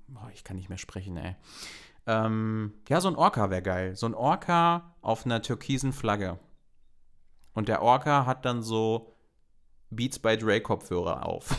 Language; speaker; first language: German; native; German